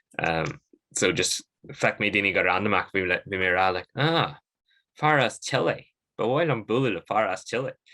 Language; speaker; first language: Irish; native; Irish